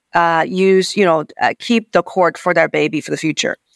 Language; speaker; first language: English; non-native, fluent; Chinese